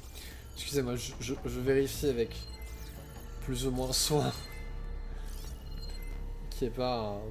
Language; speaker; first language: French; native; French